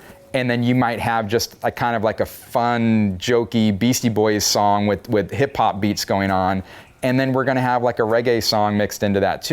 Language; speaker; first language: English; native; English